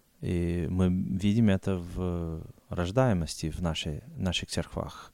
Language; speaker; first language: Russian; non-native, fluent; English